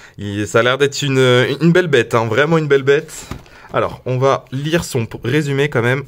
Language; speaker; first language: French; native; French